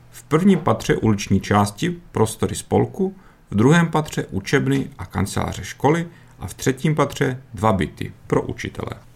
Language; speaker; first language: Czech; early bilingual, heritage; Czech